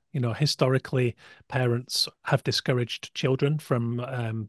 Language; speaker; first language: English; native; English